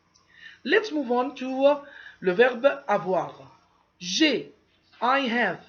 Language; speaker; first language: French; non-native, fluent; Arabic